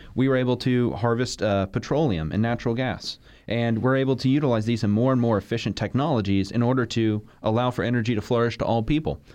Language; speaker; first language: English; native; English